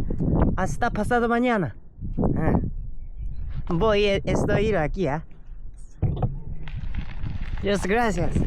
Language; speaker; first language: Spanish; non-native, learner; Japanese